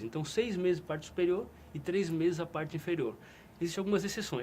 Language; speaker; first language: Portuguese; native; Portuguese